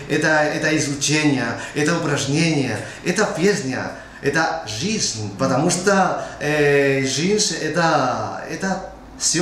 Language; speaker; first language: Russian; non-native, learner; Spanish